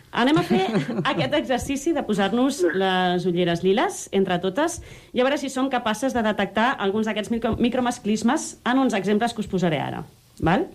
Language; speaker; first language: Catalan; native; Catalan